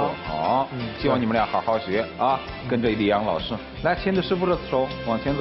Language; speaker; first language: Chinese; native; Chinese